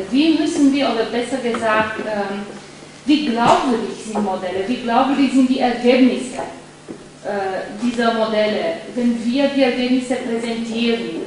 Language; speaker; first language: German; non-native, fluent; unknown